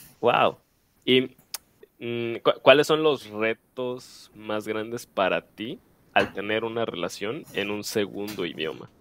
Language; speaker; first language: Spanish; native; Spanish